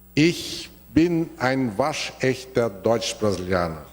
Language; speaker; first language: German; early bilingual, heritage; German